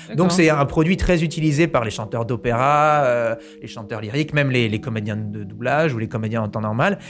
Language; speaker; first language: French; native; French